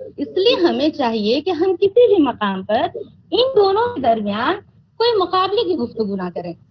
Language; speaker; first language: Urdu; native; Urdu